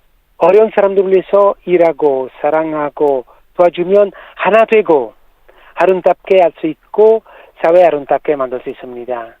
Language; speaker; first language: Korean; non-native, learner; Italian